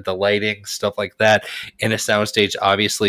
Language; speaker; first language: English; native; English